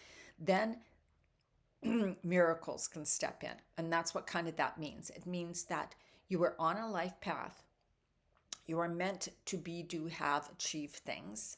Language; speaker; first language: English; native; English